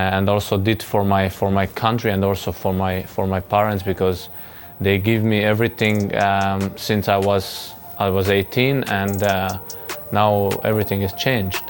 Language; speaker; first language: English; non-native, fluent; Hungarian